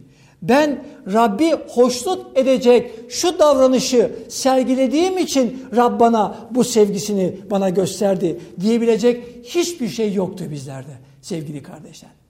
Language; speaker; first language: Turkish; native; Turkish